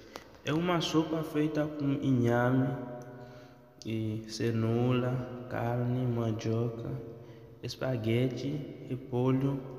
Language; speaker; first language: Portuguese; non-native, fluent; Haitian Creole